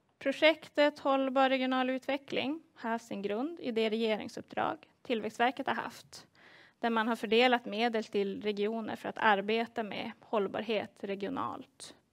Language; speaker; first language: Swedish; native; Swedish